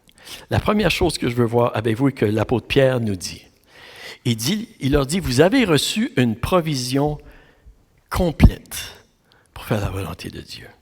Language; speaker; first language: French; native; French